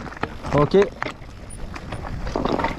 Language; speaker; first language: French; native; French